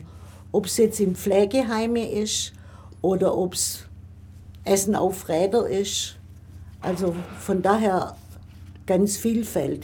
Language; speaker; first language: German; native; German